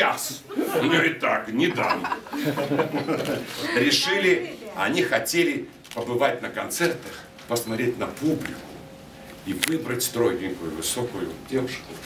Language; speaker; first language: Russian; native; Russian